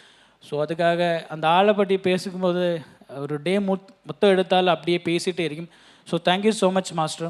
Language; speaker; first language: Tamil; non-native, learner; Malayalam